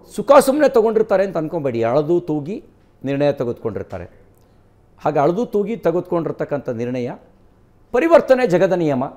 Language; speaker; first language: Kannada; native; Kannada